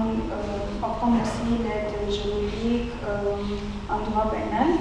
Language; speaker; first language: French; non-native, fluent; Armenian